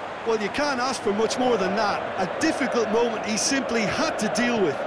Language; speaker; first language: English; native; English